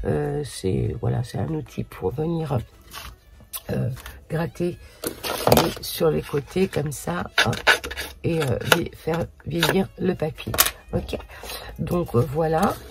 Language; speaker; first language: French; native; French